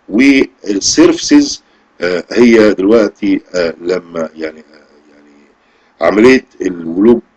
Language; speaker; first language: Arabic; native; Arabic